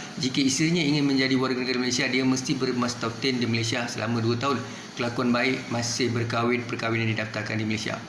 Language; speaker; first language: Malay; non-native, local second language; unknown